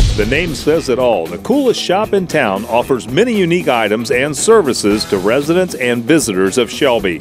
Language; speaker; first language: English; native; English